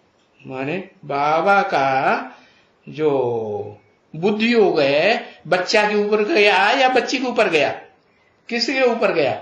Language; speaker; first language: Hindi; native; Hindi